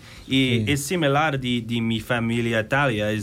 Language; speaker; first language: Spanish; non-native, learner; English